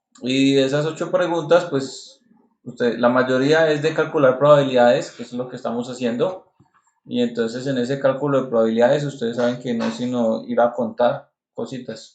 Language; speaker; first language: Spanish; native; Spanish